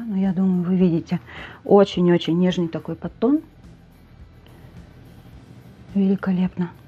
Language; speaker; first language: Russian; native; Russian